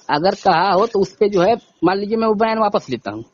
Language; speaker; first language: Hindi; native; Hindi